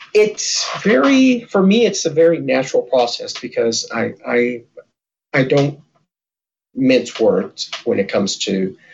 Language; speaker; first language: English; early bilingual, other home language; Spanish